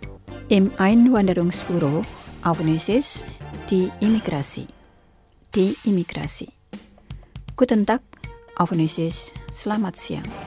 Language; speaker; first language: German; non-native, fluent; Indonesian